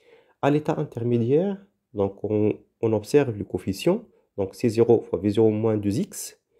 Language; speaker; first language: French; non-native, local second language; Arabic